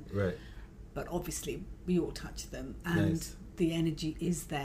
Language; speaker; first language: English; native; English